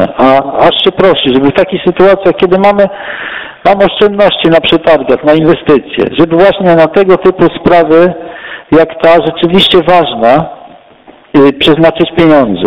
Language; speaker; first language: Polish; native; Polish